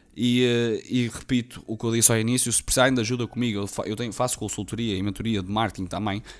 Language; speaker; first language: Portuguese; native; Portuguese